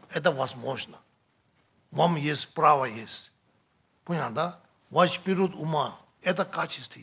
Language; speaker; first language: Russian; non-native, learner; Tibetan